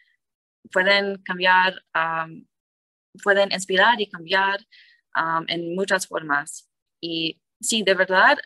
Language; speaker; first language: Spanish; non-native, learner; English